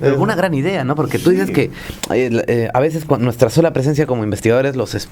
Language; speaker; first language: Spanish; native; Spanish